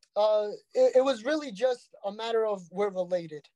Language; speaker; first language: English; native; English